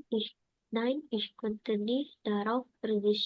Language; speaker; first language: German; non-native, learner; Indonesian